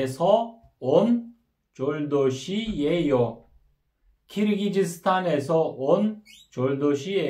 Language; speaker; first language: Korean; non-native, fluent; Kyrgyz